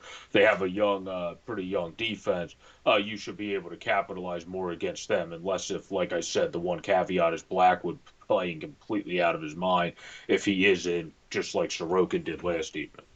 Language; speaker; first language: English; native; English